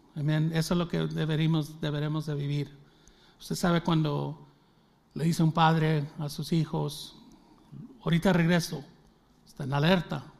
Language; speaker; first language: Spanish; early bilingual, heritage; Spanish